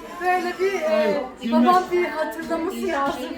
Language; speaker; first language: Turkish; early bilingual, heritage; Turkish